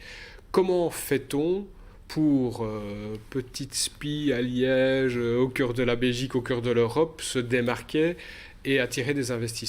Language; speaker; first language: French; native; French